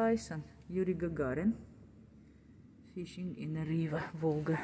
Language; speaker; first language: English; non-native, learner; Russian